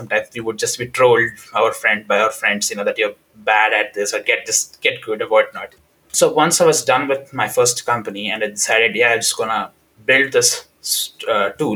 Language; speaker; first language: English; non-native, local second language; Hindi